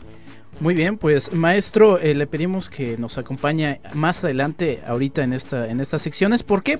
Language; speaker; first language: Spanish; native; Spanish